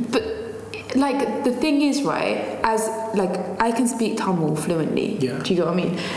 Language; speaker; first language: English; non-native, local second language; Tamil